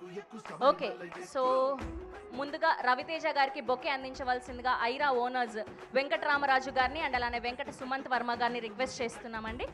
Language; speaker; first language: Telugu; native; Telugu